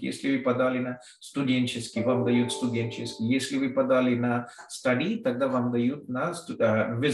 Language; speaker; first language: Russian; non-native, fluent; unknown